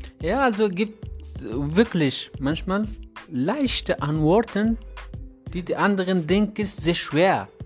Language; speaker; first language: German; non-native, learner; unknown